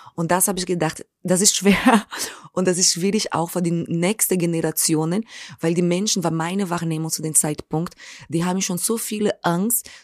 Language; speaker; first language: German; non-native, fluent; Portuguese